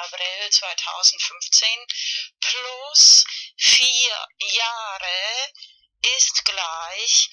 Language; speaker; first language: German; non-native, fluent; Spanish